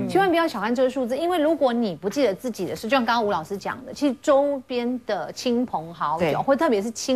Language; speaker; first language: Chinese; native; Chinese